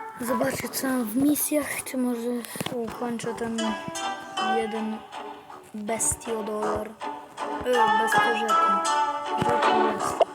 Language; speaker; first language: Polish; native; Polish